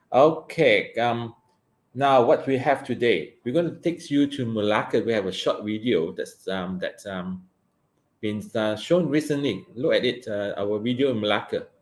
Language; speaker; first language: English; non-native, local second language; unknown